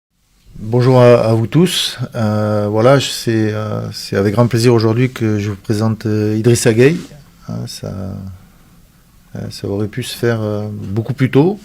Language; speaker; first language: French; native; French